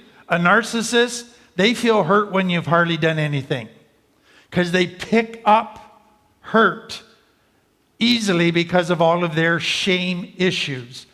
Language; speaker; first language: English; native; English